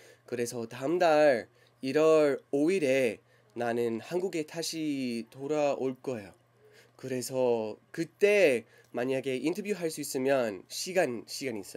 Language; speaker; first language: Korean; non-native, learner; English